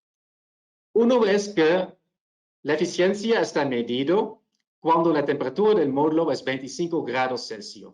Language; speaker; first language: Spanish; non-native, fluent; Dutch